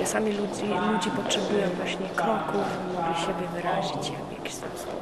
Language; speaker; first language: Polish; non-native, fluent; Slovenian